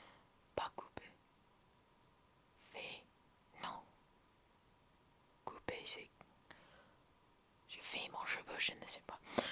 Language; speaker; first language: French; non-native, learner; English